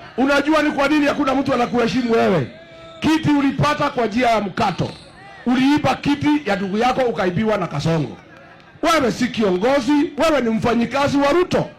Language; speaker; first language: Swahili; non-native, local second language; Kikuyu